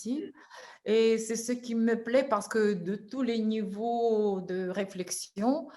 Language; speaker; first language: French; non-native, fluent; Russian